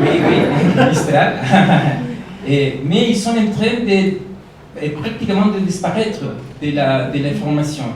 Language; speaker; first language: French; non-native, fluent; Spanish